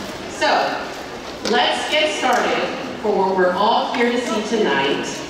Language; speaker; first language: English; early bilingual, other home language; Spanish